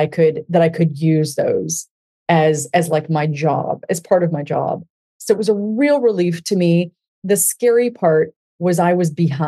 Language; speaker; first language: English; native; English